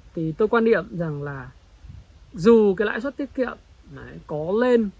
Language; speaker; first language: Vietnamese; native; Vietnamese